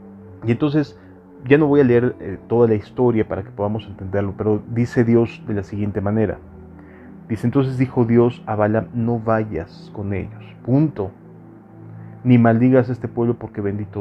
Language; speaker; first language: Spanish; native; Spanish